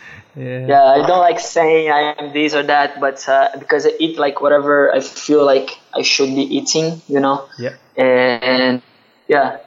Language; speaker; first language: English; non-native, fluent; Portuguese